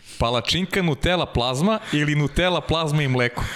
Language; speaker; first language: Serbian; native; Serbian